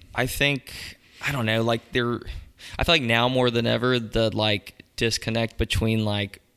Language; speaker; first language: English; native; English